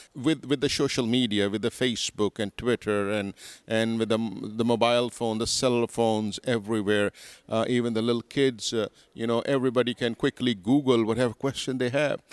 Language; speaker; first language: English; non-native, local second language; Urdu